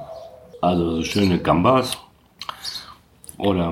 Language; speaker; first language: German; native; German